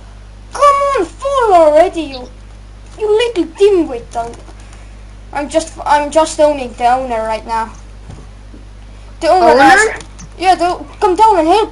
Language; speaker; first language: English; non-native, learner; Estonian